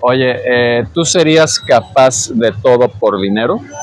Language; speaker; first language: Spanish; native; Spanish